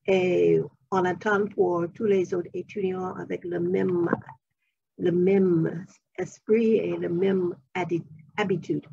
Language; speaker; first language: French; non-native, fluent; English